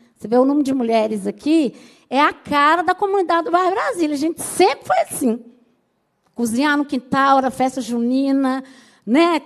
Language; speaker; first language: Portuguese; native; Portuguese